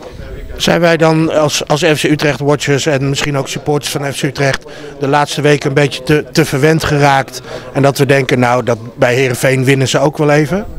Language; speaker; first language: Dutch; native; Dutch